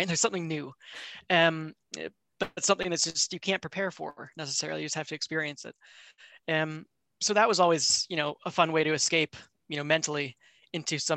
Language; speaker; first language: English; native; English